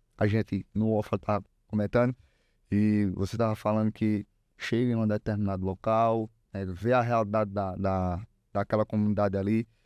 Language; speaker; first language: Portuguese; native; Portuguese